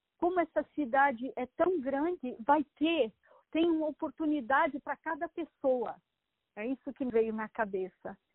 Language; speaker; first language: Portuguese; native; Portuguese